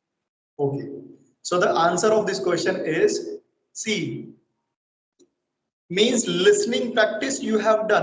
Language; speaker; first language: English; non-native, local second language; Hindi